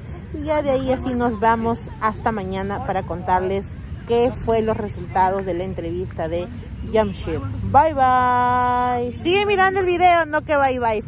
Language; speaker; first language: Spanish; native; Spanish